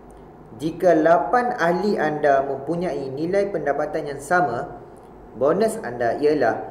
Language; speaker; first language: Malay; native; Malay